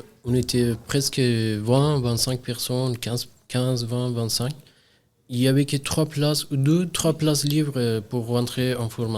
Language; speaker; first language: French; non-native, learner; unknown